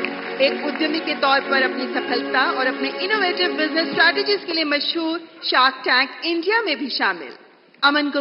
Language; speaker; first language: Hindi; native; Hindi